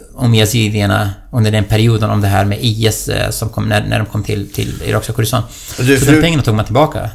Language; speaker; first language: Swedish; non-native, fluent; Kurdish